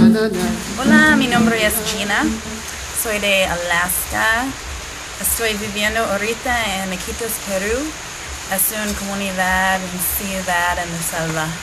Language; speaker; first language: Spanish; non-native, fluent; English